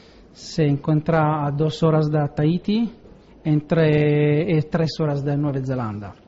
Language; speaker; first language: Spanish; non-native, learner; Italian